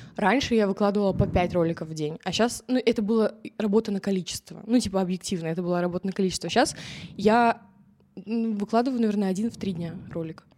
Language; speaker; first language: Russian; native; Russian